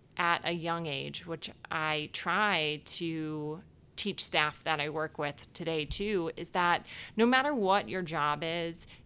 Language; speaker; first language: English; native; English